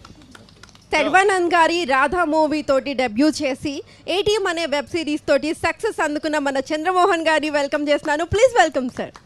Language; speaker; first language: Telugu; native; Telugu